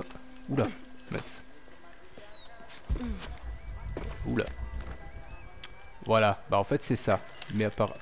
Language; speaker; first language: French; native; French